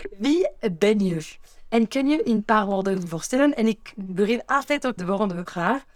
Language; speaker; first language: Dutch; non-native, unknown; French